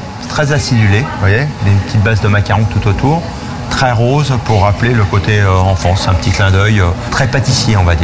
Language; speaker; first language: French; native; French